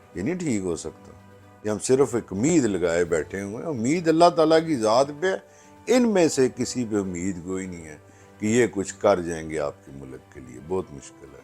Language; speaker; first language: Urdu; non-native, local second language; Pahari-Potwari